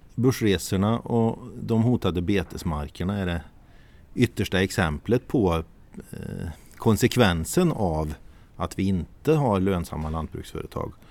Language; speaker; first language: Swedish; native; Swedish